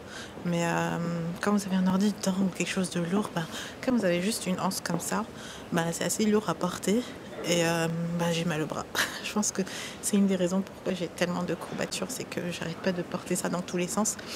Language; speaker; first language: French; native; French